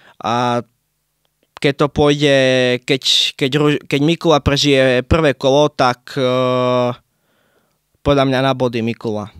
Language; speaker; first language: Slovak; native; Slovak